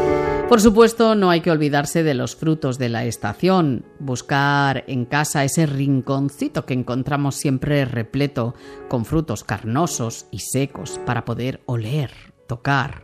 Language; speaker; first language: Spanish; native; Spanish